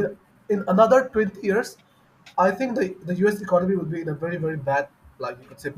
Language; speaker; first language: English; non-native, fluent; Bangla